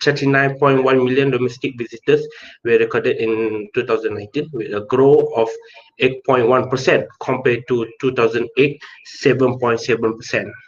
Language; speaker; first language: English; non-native, local second language; Malay